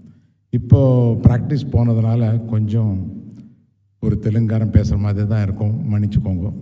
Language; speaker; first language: Tamil; non-native, local second language; Telugu